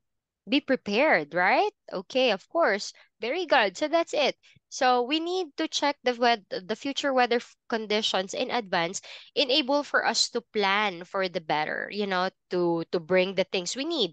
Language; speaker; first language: English; non-native, fluent; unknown